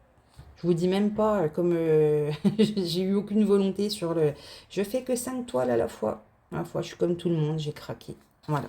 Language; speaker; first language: French; native; French